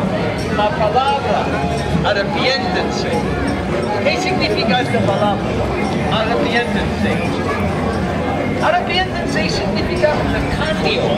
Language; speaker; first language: Spanish; non-native, learner; English